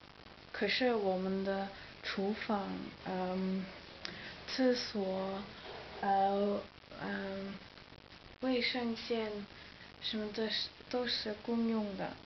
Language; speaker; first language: Chinese; non-native, learner; Dutch